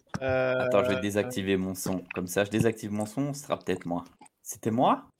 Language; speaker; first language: French; native; French